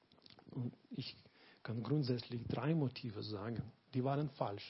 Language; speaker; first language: German; non-native, learner; Lithuanian